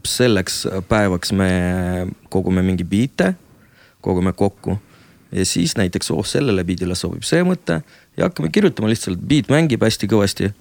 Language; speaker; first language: Estonian; non-native, local second language; Russian